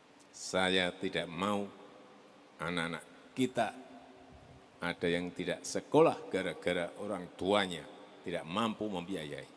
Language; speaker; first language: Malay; non-native, local second language; Javanese